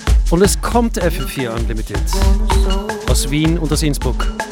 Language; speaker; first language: German; native; German